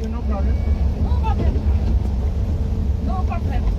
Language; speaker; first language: English; non-native, learner; Thai